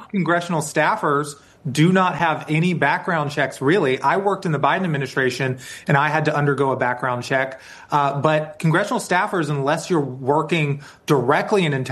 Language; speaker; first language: English; native; English